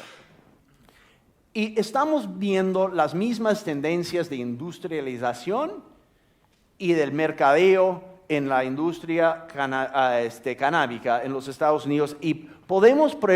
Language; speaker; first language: Spanish; non-native, fluent; English